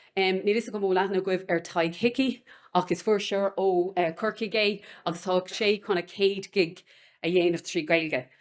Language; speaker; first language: Irish; non-native, local second language; English